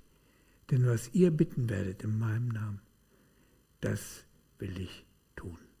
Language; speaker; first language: German; native; German